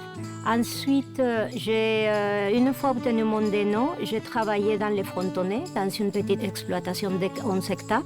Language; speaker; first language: French; non-native, fluent; Spanish